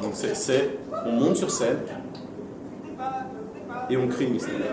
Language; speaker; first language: French; native; French